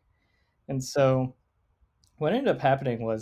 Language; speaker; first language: English; native; English